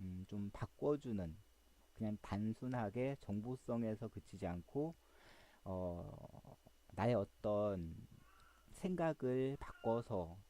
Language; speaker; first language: Korean; native; Korean